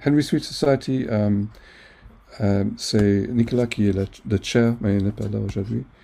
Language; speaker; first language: French; non-native, fluent; English